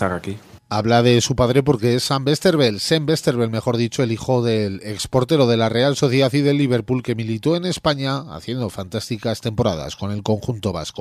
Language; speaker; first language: Spanish; native; Spanish